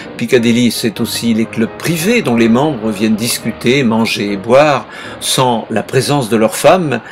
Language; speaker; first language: French; native; French